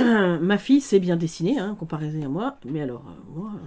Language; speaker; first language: French; native; French